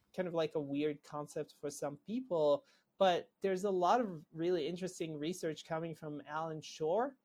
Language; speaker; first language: English; non-native, fluent; Hebrew